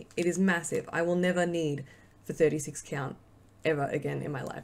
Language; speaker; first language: English; native; English